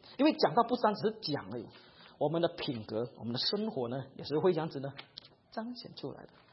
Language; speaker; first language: Chinese; native; Chinese